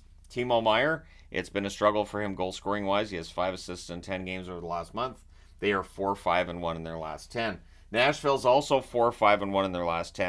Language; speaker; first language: English; native; English